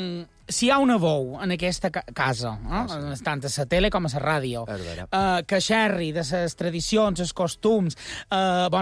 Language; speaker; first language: Catalan; native; Catalan